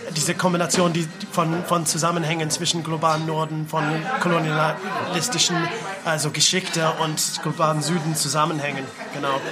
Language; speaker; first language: German; non-native, fluent; English